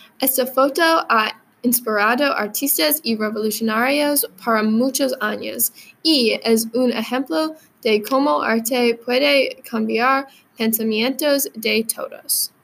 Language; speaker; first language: Spanish; non-native, learner; English